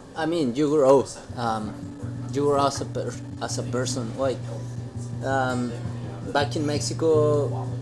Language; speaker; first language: English; non-native, fluent; Spanish